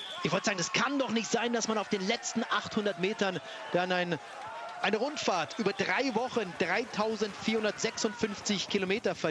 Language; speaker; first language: German; native; German